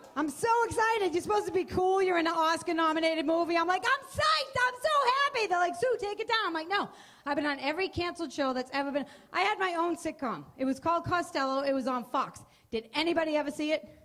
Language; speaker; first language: English; native; English